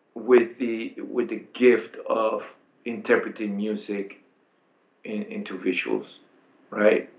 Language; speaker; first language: English; non-native, fluent; Spanish